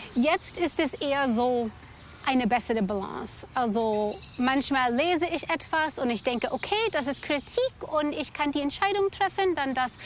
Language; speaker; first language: German; non-native, fluent; English